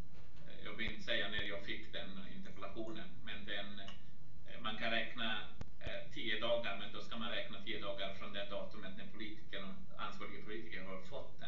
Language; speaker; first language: Swedish; non-native, fluent; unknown